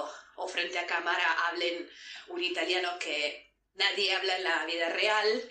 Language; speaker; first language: Spanish; non-native, fluent; Italian